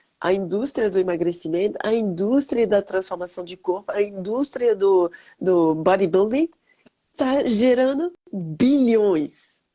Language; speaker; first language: Portuguese; non-native, fluent; French